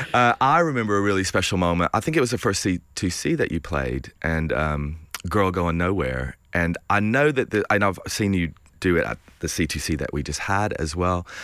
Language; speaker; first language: English; native; English